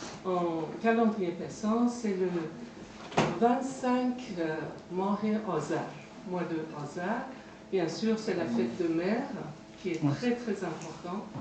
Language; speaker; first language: French; non-native, fluent; Persian